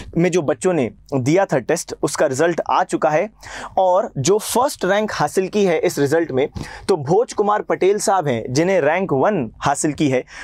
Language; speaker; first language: Hindi; native; Hindi